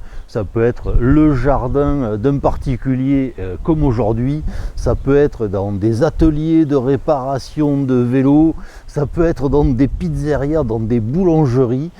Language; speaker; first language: French; native; French